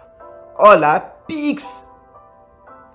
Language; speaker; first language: French; native; French